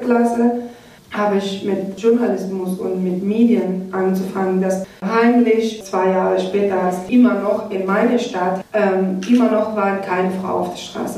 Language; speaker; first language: German; non-native, learner; Persian